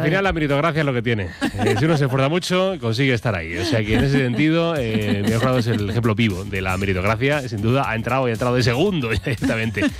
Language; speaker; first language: Spanish; native; Spanish